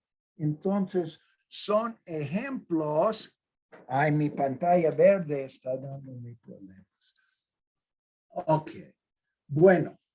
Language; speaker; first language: Spanish; non-native, fluent; English